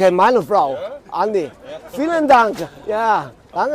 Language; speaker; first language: German; non-native, learner; Cantonese